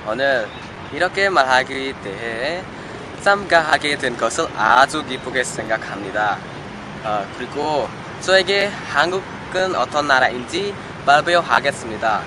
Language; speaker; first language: Korean; non-native, learner; Indonesian